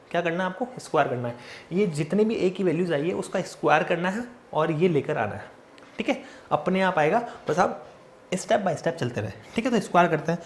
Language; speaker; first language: Hindi; native; Hindi